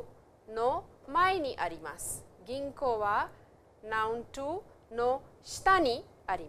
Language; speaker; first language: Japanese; non-native, fluent; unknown